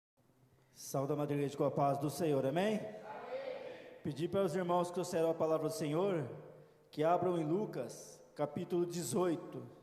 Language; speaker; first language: Portuguese; native; Portuguese